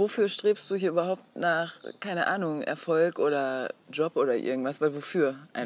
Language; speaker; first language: German; native; German